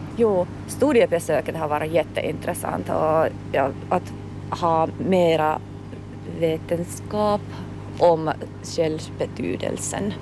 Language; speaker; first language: Swedish; non-native, local second language; Finnish